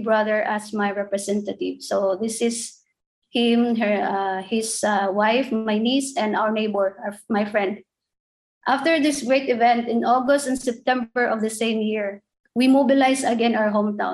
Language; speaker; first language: English; non-native, local second language; Cebuano